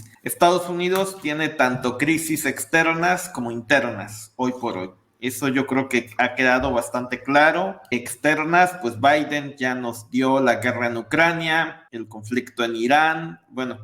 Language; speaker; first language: Spanish; native; Spanish